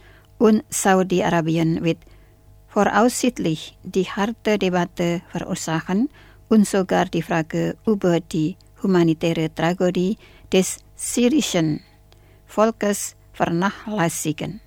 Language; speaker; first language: German; non-native, fluent; Indonesian